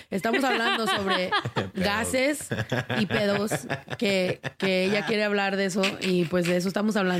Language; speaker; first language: Spanish; early bilingual, heritage; Spanish